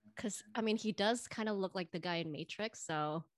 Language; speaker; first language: English; non-native, fluent; Indonesian